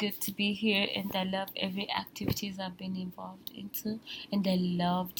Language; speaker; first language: English; non-native, local second language; Kinyarwanda